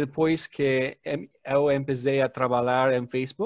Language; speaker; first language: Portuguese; non-native, learner; English